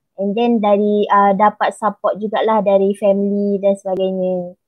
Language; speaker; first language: Malay; native; Malay